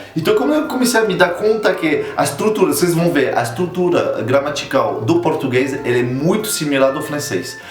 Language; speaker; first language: Portuguese; non-native, fluent; French